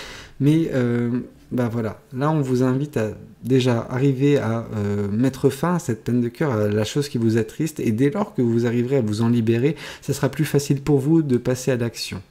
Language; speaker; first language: French; native; French